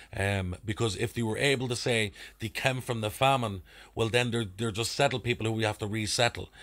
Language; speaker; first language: English; native; English